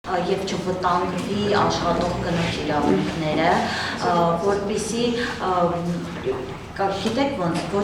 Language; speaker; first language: Armenian; native; Armenian